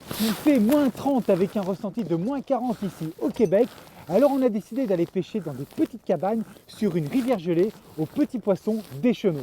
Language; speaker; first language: French; native; French